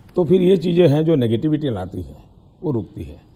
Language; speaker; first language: Hindi; non-native, local second language; Gujarati